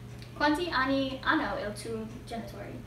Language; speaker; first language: Italian; non-native, learner; English